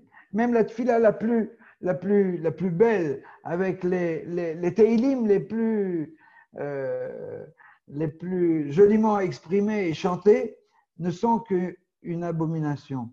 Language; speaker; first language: French; native; French